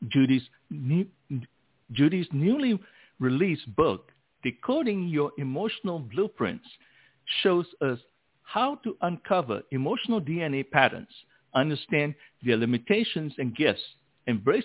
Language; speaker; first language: English; non-native, local second language; Min Nan Chinese